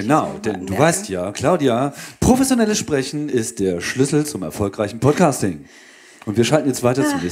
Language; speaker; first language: German; native; German